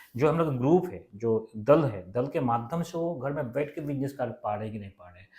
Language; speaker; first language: Hindi; non-native, local second language; Bangla